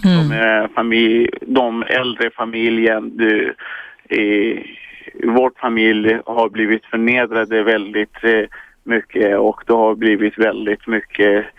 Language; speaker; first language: Swedish; early bilingual, other home language; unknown